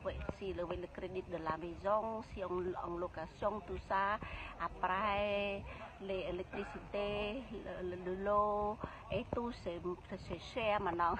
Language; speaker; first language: French; non-native, learner; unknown